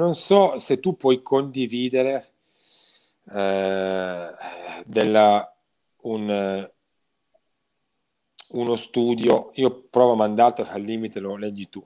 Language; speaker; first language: Italian; native; Italian